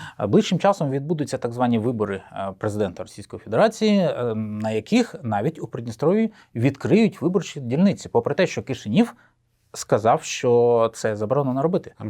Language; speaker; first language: Ukrainian; native; Ukrainian